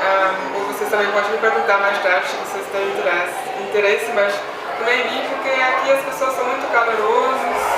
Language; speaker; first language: Portuguese; non-native, fluent; Swiss German